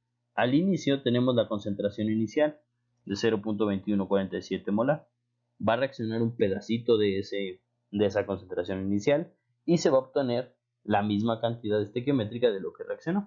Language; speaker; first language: Spanish; native; Spanish